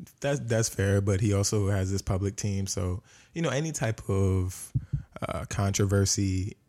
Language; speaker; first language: English; native; English